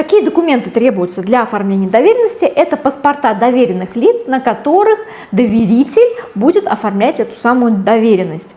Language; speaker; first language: Russian; native; Russian